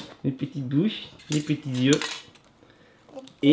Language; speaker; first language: French; native; French